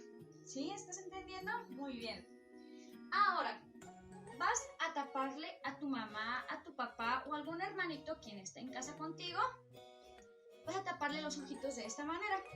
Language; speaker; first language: Spanish; native; Spanish